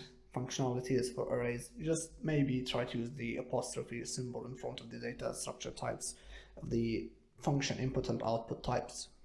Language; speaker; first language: English; non-native, fluent; Arabic